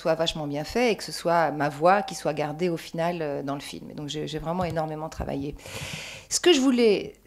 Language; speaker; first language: French; native; French